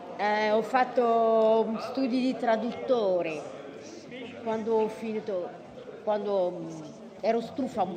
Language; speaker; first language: Italian; non-native, fluent; French